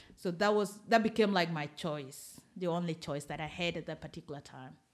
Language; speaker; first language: English; non-native, fluent; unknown